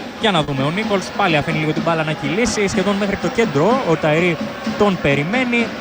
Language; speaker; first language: Greek; native; Greek